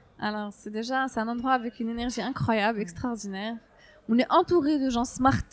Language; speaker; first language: French; non-native, local second language; Arabic